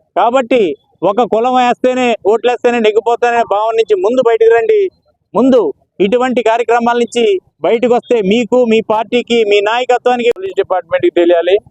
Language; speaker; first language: Telugu; native; Telugu